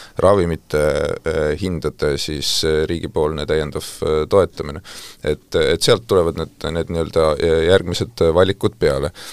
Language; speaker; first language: Estonian; non-native, local second language; Russian